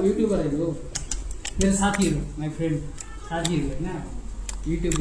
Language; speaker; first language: Tamil; non-native, fluent; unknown